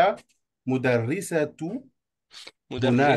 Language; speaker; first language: Arabic; non-native, learner; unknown